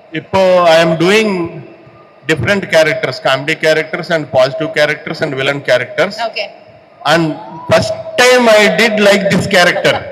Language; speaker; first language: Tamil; non-native, learner; Telugu